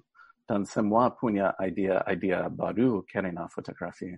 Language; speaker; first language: Indonesian; non-native, learner; English